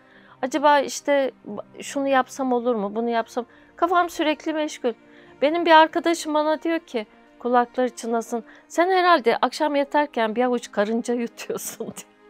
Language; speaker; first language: Turkish; native; Turkish